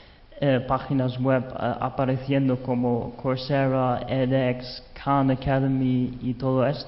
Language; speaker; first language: Spanish; non-native, fluent; German